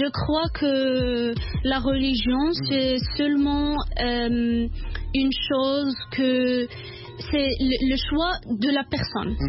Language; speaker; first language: French; non-native, learner; English